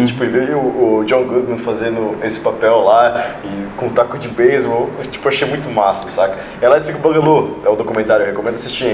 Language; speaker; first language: Portuguese; native; Portuguese